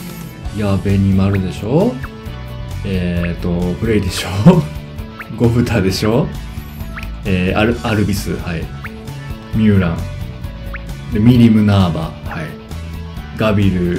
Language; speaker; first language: Japanese; native; Japanese